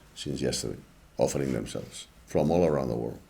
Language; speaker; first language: English; non-native, fluent; Spanish